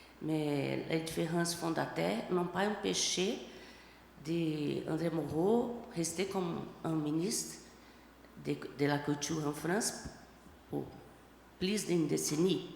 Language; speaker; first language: French; non-native, fluent; Portuguese